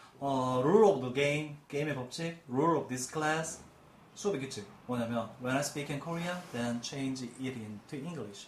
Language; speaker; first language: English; non-native, fluent; Korean